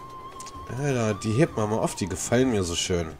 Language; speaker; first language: German; native; German